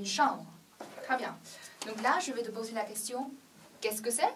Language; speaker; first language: French; non-native, fluent; Chinese